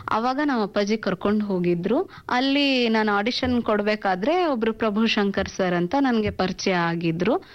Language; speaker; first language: Kannada; non-native, local second language; Urdu